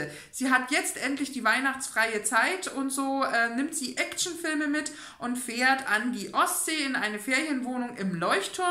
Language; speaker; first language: German; native; German